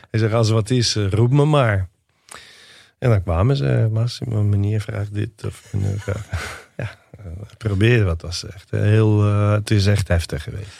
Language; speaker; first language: Dutch; non-native, fluent; Italian